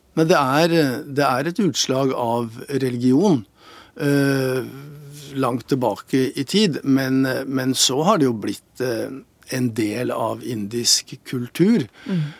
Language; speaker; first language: Norwegian; native; Norwegian